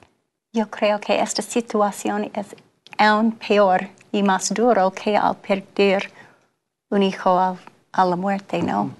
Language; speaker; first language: Spanish; non-native, fluent; English